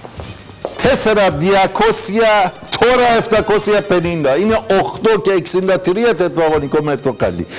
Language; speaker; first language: Greek; non-native, learner; Persian